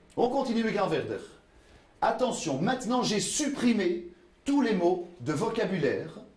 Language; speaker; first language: French; native; French